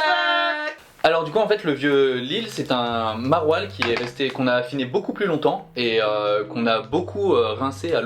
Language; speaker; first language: French; native; French